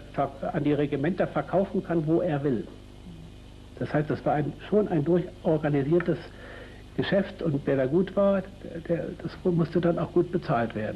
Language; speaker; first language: German; native; German